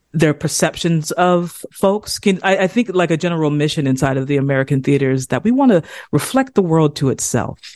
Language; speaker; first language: English; native; English